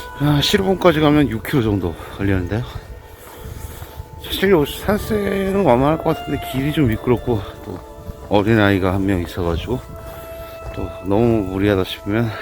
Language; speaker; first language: Korean; native; Korean